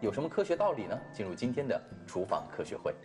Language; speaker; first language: Chinese; native; Chinese